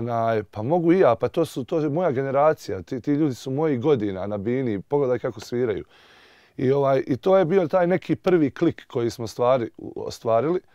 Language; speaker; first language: Bosnian; native; Bosnian